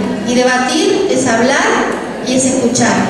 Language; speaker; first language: Spanish; native; Spanish